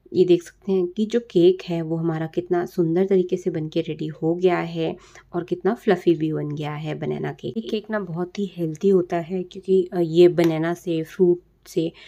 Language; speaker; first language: Hindi; native; Hindi